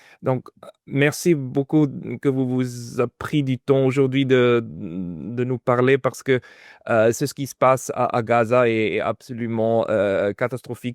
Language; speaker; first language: French; non-native, fluent; German